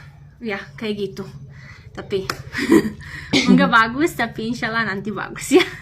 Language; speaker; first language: Indonesian; non-native, learner; Serbian